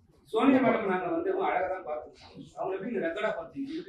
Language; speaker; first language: Tamil; native; Tamil